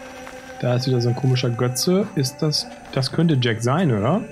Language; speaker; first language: German; native; German